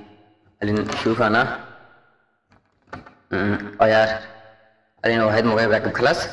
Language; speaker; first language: Arabic; non-native, learner; Bangla